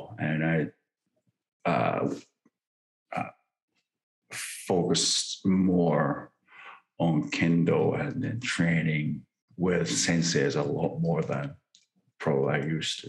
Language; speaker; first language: English; non-native, fluent; Japanese